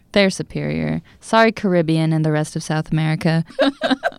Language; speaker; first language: English; native; English